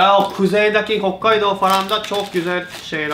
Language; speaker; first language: Turkish; non-native, learner; Japanese